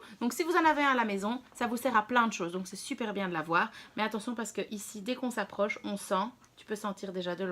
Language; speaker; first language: French; native; French